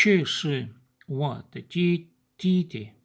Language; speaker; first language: Chinese; non-native, learner; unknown